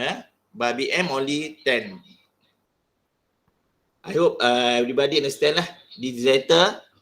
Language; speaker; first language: English; non-native, local second language; Malay